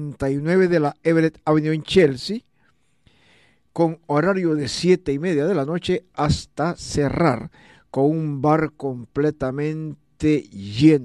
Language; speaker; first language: Spanish; native; Spanish